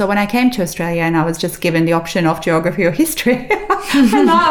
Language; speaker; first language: English; early bilingual, other home language; Macedonian